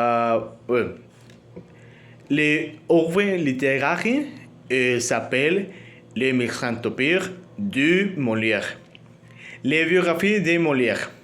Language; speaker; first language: French; non-native, learner; Spanish